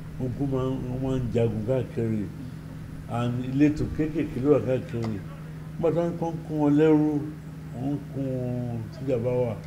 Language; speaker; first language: Yoruba; native; Yoruba